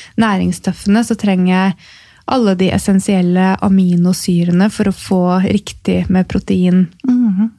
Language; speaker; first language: Norwegian; native; Norwegian